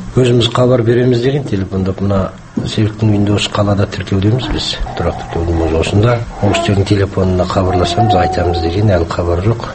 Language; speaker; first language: Kazakh; early bilingual, heritage; Kazakh